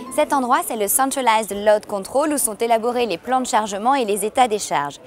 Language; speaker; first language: French; native; French